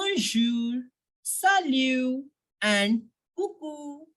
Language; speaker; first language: French; non-native, fluent; Hindi